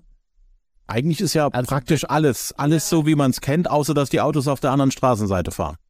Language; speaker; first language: German; native; German